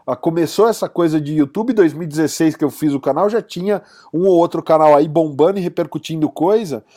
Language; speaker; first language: Portuguese; native; Portuguese